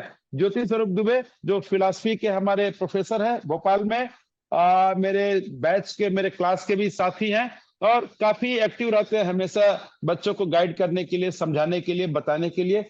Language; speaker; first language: Hindi; native; Hindi